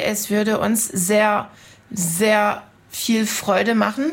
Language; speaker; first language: German; non-native, fluent; French